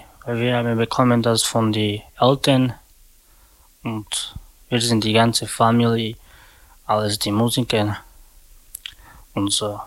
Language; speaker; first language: German; non-native, learner; Slovak